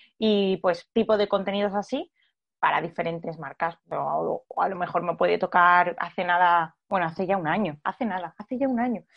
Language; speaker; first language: Spanish; native; Spanish